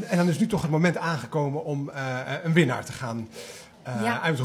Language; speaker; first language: Dutch; native; Dutch